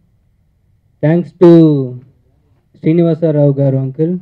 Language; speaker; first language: Telugu; early bilingual, heritage; Telugu